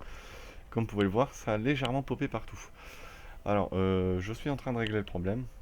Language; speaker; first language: French; native; French